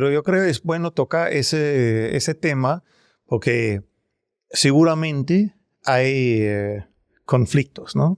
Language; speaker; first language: Spanish; non-native, learner; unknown